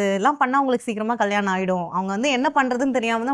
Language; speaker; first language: Tamil; native; Tamil